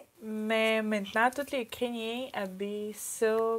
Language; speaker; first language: French; non-native, learner; Ukrainian